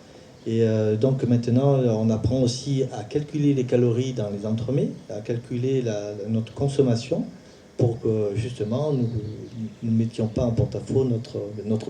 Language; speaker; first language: French; native; French